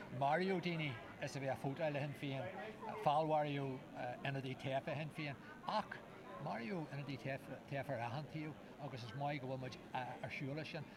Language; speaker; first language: Irish; non-native, local second language; English